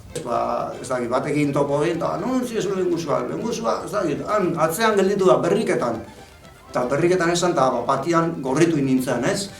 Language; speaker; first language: Basque; non-native, local second language; Spanish